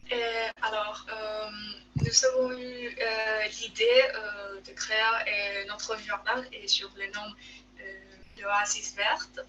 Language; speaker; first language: French; non-native, learner; Spanish